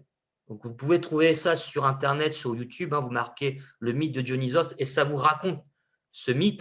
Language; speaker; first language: French; native; French